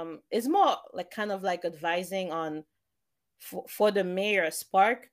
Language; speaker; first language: English; non-native, fluent; French